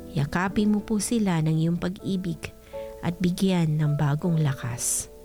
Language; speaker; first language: Filipino; non-native, local second language; Bikol